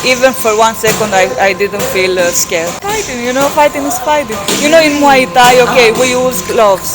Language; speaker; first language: English; non-native, fluent; Greek